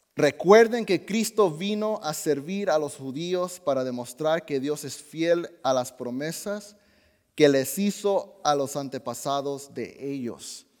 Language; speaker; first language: Spanish; early bilingual, heritage; Spanish